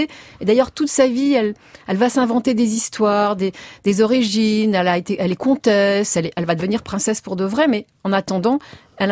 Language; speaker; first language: French; native; French